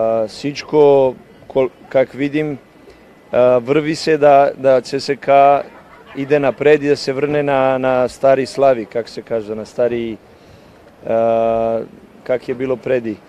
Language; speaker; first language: Bulgarian; non-native, learner; Serbian